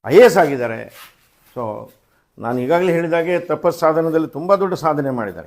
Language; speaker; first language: Kannada; native; Kannada